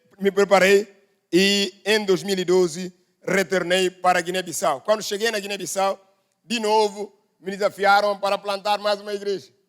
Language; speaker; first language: Portuguese; non-native, local second language; Upper Guinea Crioulo